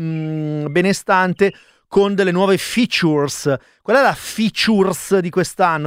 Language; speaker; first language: Italian; native; Italian